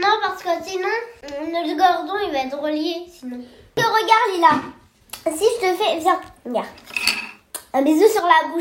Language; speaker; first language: French; native; French